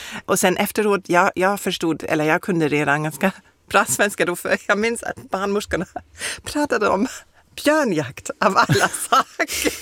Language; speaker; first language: Swedish; non-native, fluent; German